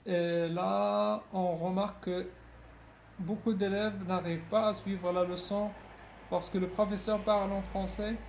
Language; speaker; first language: French; non-native, local second language; Arabic